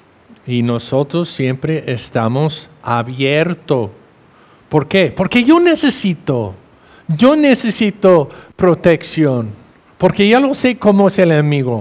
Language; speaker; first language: Spanish; non-native, fluent; English